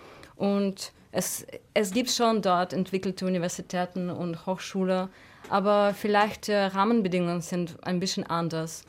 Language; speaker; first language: German; non-native, fluent; Russian